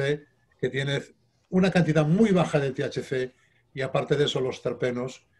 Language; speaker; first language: Spanish; native; Spanish